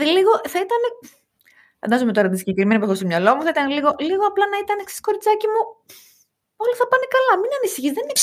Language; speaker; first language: Greek; native; Greek